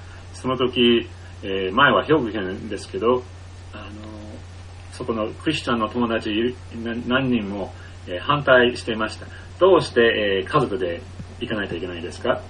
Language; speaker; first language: Japanese; non-native, fluent; English